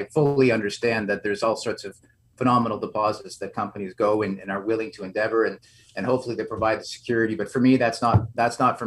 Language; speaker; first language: English; native; English